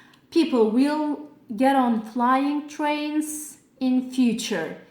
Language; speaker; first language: English; non-native, fluent; Turkish